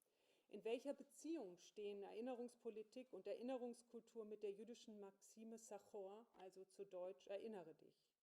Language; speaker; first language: German; native; German